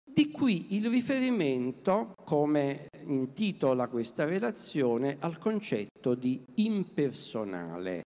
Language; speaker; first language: Italian; native; Italian